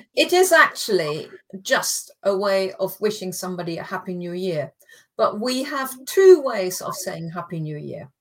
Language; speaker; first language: English; non-native, fluent; German